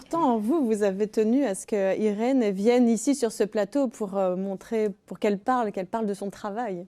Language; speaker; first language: French; native; French